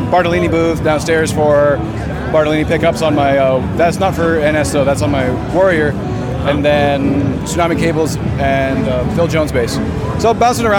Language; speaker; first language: English; native; English